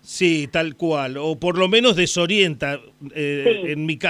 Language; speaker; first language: Spanish; native; Spanish